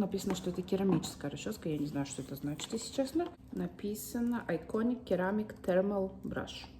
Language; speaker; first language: Russian; early bilingual, heritage; Russian